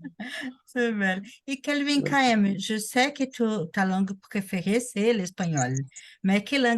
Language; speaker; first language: French; non-native, learner; Portuguese